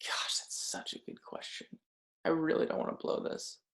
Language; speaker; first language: English; native; English